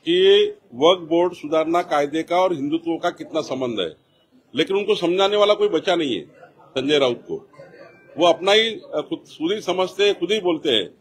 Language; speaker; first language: Hindi; non-native, local second language; Marathi